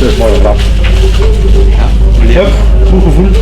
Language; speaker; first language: Dutch; native; Dutch